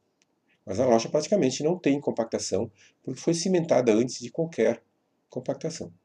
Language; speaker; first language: Portuguese; native; Portuguese